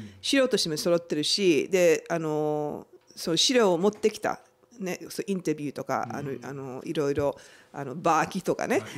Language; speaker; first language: Japanese; native; Japanese